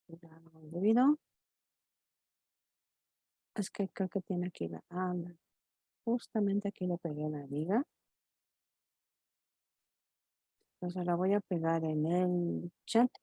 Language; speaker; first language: Spanish; native; Spanish